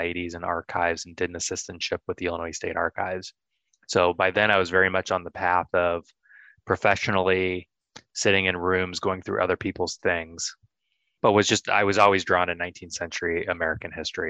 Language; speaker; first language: English; native; English